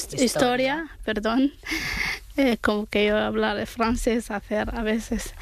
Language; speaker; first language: Spanish; non-native, learner; Arabic